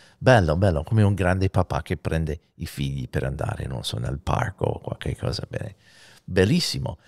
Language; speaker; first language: Italian; non-native, fluent; English